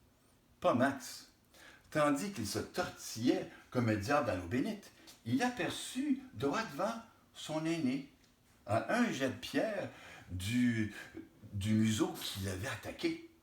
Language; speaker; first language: French; native; French